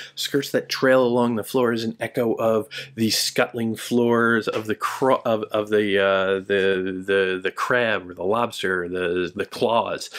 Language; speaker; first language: English; native; English